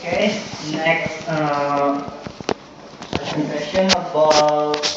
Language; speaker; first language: English; non-native, learner; Indonesian